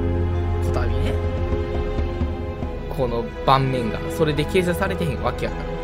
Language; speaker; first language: Japanese; native; Japanese